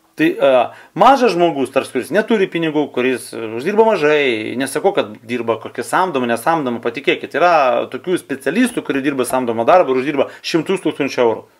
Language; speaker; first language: Lithuanian; non-native, local second language; Russian